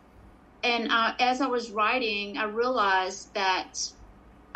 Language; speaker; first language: English; native; English